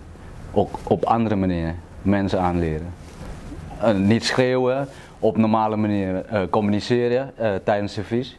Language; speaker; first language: Dutch; non-native, fluent; Thai